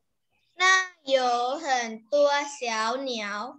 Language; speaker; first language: Chinese; non-native, learner; Thai